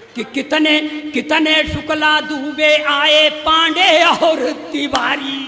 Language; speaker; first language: Hindi; native; Hindi